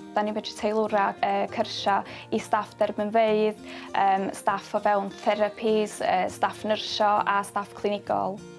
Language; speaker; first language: Welsh; native; Welsh